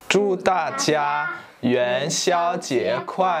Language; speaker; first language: Chinese; non-native, fluent; Malagasy